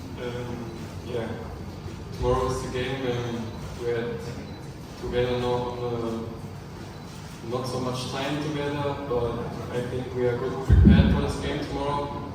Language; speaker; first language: English; non-native, fluent; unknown